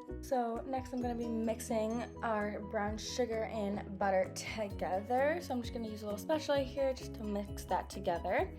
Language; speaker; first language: English; native; English